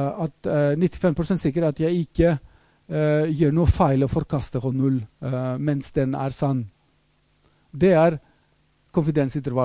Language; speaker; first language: Norwegian; non-native, fluent; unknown